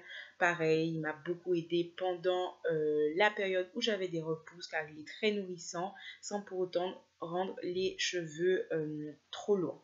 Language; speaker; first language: French; native; French